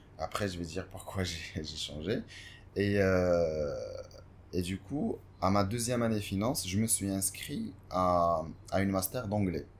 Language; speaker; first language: French; non-native, local second language; Arabic